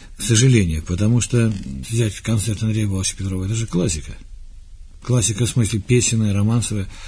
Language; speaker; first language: Russian; native; Russian